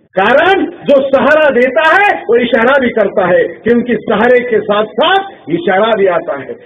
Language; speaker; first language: Hindi; non-native, local second language; Marathi